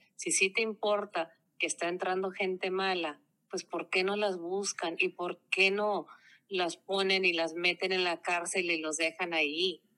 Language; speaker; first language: Spanish; early bilingual, heritage; Spanish